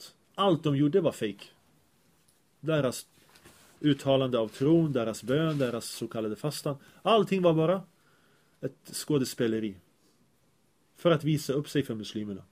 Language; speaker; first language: Swedish; early bilingual, other home language; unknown